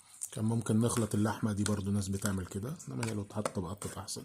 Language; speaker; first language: Arabic; native; Arabic